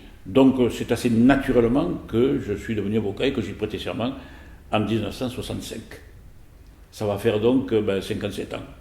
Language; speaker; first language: French; native; French